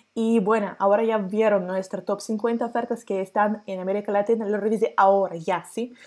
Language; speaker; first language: Spanish; non-native, fluent; Russian